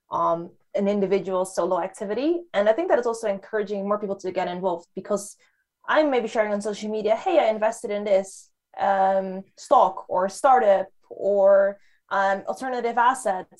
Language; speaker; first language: English; non-native, fluent; Dutch